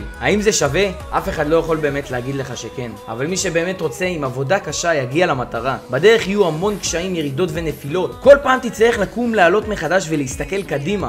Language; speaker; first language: Hebrew; native; Hebrew